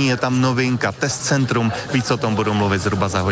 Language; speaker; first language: Czech; native; Czech